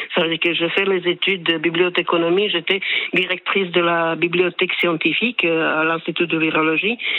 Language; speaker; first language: French; non-native, fluent; Slovak